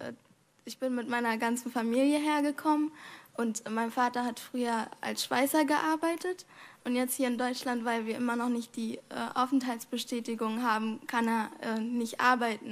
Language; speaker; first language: German; non-native, fluent; Arabic